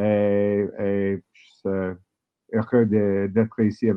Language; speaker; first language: French; non-native, learner; English